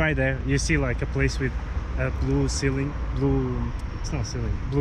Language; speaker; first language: English; non-native, learner; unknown